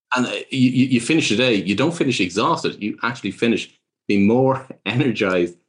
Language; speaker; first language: English; native; English